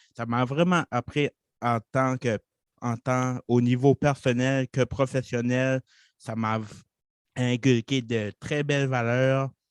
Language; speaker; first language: French; native; French